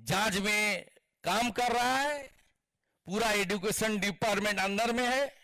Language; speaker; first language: Hindi; non-native, local second language; Bangla